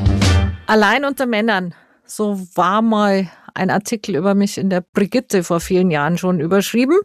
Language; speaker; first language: German; native; German